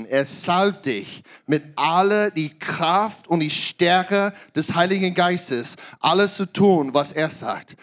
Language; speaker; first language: German; non-native, learner; English